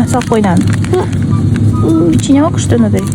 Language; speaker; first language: Turkish; non-native, learner; Kazakh